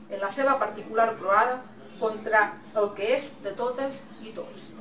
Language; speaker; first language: Catalan; non-native, local second language; Spanish